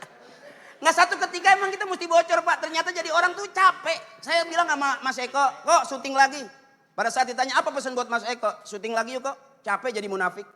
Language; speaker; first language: Malay; native; Malay